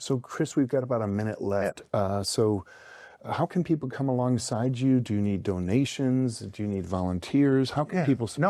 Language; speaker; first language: English; native; English